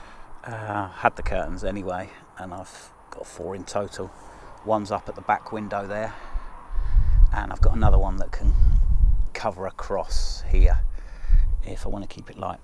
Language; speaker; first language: English; native; English